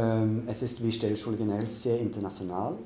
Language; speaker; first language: German; non-native, fluent; Norwegian